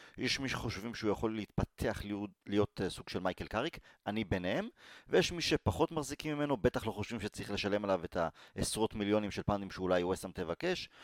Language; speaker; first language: Hebrew; native; Hebrew